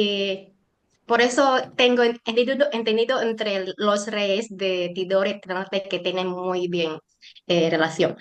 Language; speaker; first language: Spanish; non-native, learner; Indonesian